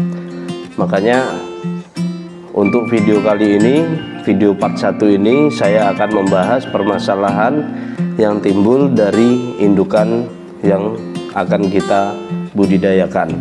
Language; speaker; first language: Indonesian; non-native, local second language; Javanese